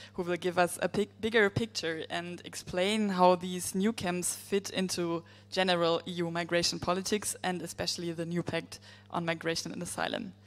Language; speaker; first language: English; non-native, fluent; German